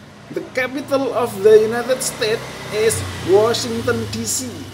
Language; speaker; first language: English; non-native, fluent; Indonesian